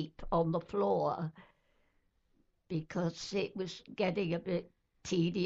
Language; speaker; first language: English; native; English